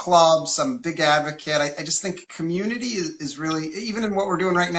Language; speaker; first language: English; native; English